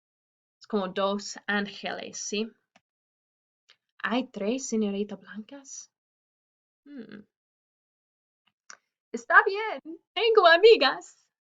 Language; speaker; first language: Spanish; non-native, fluent; English